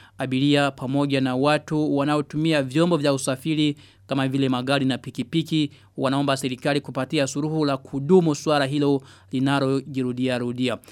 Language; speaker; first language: Swahili; non-native, local second language; Rundi